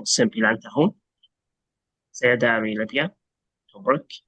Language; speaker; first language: Indonesian; non-native, learner; Arabic